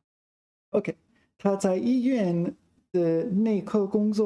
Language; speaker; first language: Chinese; non-native, fluent; English